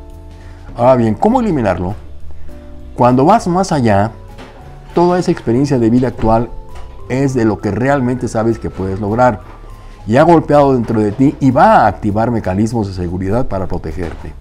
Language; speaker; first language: Spanish; native; Spanish